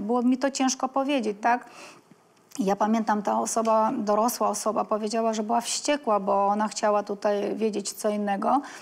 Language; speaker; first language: Polish; non-native, fluent; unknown